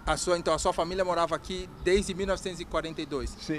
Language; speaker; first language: Portuguese; native; Portuguese